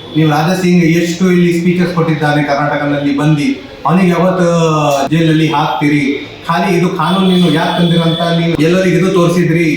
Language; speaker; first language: Kannada; non-native, local second language; Urdu